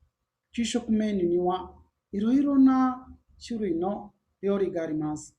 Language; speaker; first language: Japanese; non-native, learner; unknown